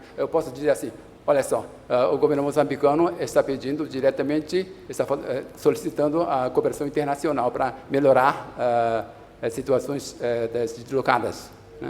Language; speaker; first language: Portuguese; non-native, fluent; Japanese